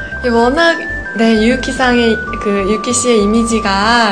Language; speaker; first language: Korean; native; Korean